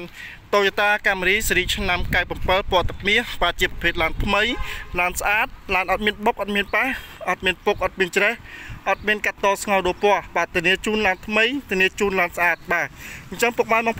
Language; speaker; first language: Khmer; native; Khmer